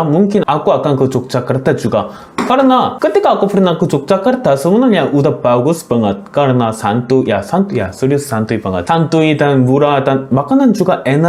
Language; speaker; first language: Indonesian; non-native, learner; Korean